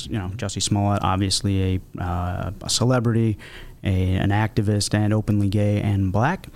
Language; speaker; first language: English; native; English